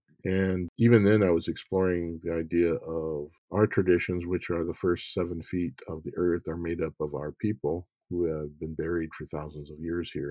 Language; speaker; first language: English; native; English